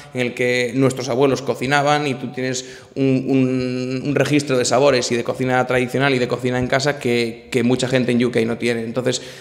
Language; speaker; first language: Spanish; native; Spanish